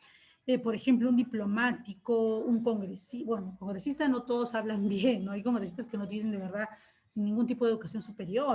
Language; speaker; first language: Spanish; native; Spanish